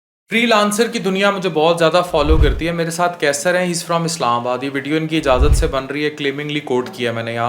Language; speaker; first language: Urdu; native; Urdu